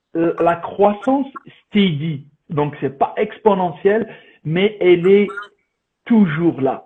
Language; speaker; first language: French; native; French